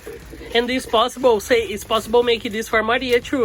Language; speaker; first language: English; non-native, learner; Portuguese